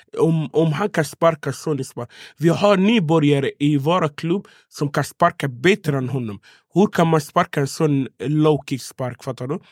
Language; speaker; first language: Swedish; non-native, fluent; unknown